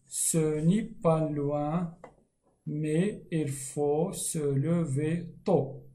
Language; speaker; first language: French; non-native, fluent; Arabic